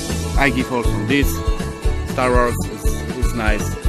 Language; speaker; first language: English; non-native, learner; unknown